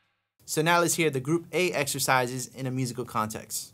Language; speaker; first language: English; native; English